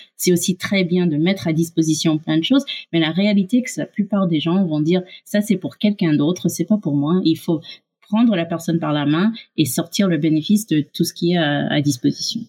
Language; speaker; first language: French; early bilingual, heritage; English